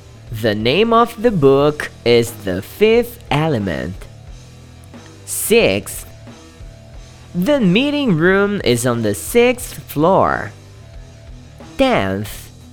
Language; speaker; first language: English; non-native, fluent; Portuguese